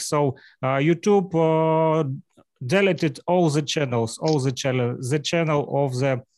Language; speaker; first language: English; non-native, learner; Russian